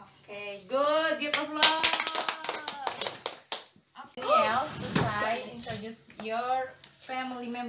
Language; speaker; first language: English; non-native, learner; Indonesian